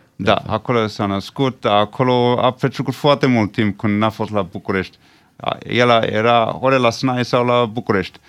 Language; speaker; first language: Romanian; non-native, fluent; English